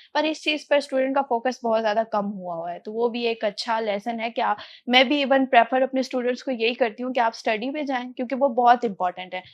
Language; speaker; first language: Urdu; native; Urdu